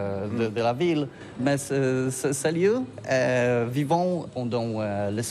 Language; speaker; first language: French; non-native, learner; Polish